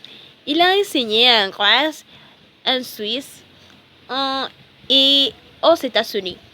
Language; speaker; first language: French; non-native, learner; Spanish